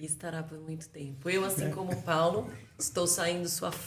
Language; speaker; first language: Portuguese; native; Portuguese